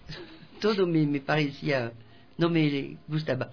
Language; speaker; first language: Spanish; non-native, fluent; French